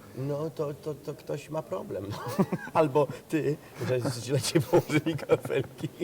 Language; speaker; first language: Polish; native; Polish